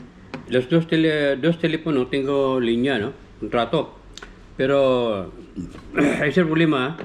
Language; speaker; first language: Spanish; non-native, learner; Filipino